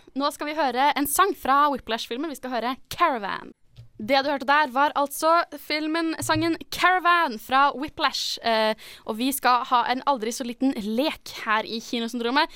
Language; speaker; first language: Norwegian; native; Norwegian